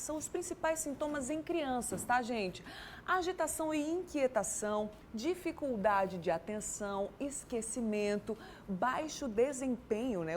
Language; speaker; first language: Portuguese; native; Portuguese